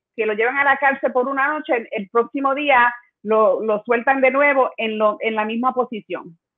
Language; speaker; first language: Spanish; early bilingual, heritage; Spanish